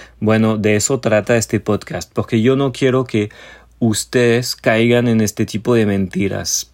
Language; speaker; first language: Spanish; non-native, fluent; French